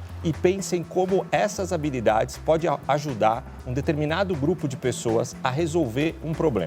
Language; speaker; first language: Portuguese; native; Portuguese